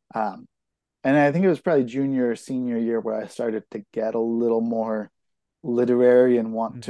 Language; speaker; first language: English; native; English